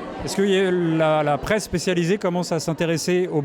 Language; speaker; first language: French; native; French